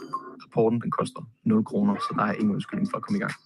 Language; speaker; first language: Danish; native; Danish